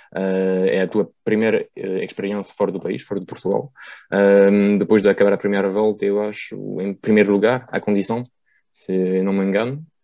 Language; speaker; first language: Portuguese; early bilingual, heritage; Portuguese